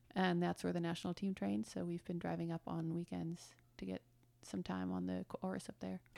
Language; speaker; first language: English; early bilingual, other home language; German